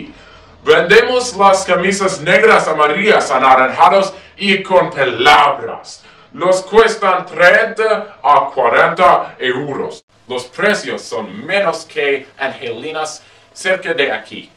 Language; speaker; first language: Spanish; non-native, learner; English